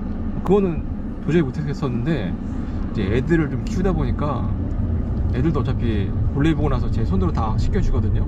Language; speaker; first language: Korean; native; Korean